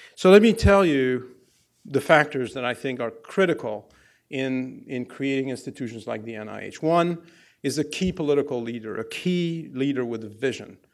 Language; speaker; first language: English; non-native, fluent; Arabic